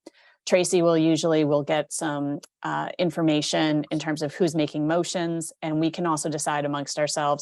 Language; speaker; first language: English; native; English